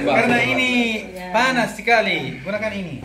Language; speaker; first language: Indonesian; non-native, learner; Arabic